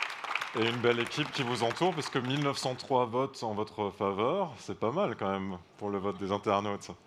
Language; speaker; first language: French; native; French